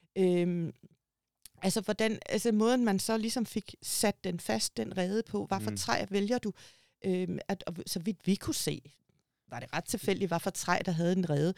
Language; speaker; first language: Danish; native; Danish